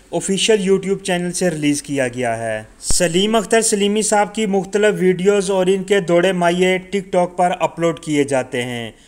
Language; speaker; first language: Urdu; non-native, local second language; Punjabi